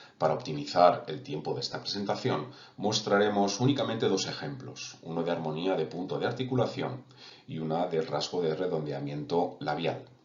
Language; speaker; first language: Spanish; non-native, local second language; Catalan